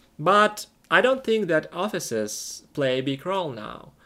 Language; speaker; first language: English; non-native, fluent; Russian